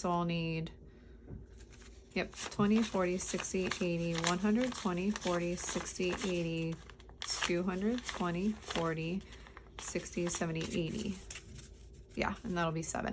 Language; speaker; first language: English; native; English